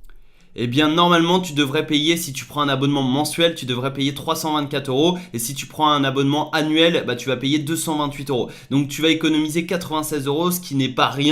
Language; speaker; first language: French; native; French